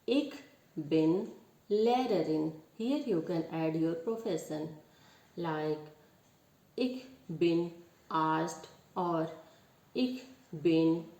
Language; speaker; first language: German; non-native, learner; Hindi